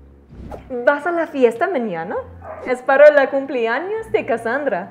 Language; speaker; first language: Spanish; non-native, learner; English